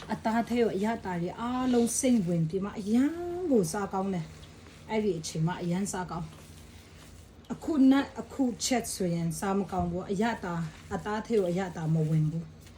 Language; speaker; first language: Burmese; non-native, local second language; Kachin